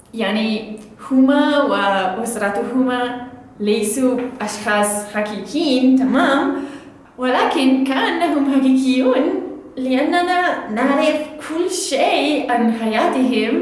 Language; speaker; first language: Arabic; non-native, learner; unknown